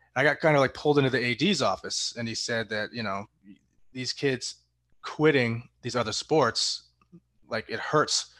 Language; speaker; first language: English; native; English